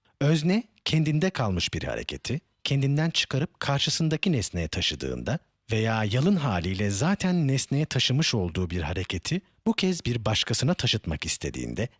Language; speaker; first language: Turkish; native; Turkish